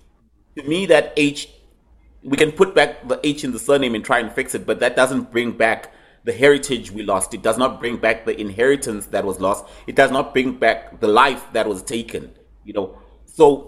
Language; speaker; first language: English; native; English